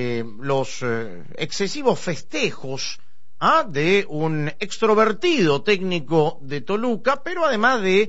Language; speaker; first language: Spanish; native; Spanish